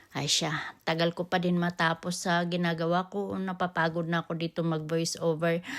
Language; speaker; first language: Filipino; non-native, local second language; Cebuano